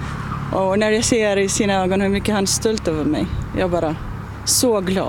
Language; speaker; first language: Swedish; non-native, learner; Arabic